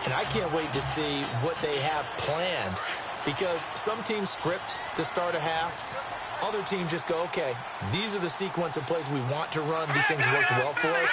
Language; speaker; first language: English; native; English